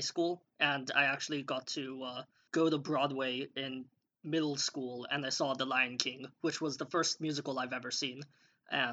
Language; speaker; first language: English; native; English